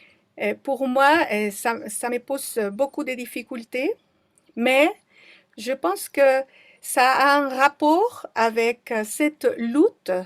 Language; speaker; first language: French; non-native, fluent; Spanish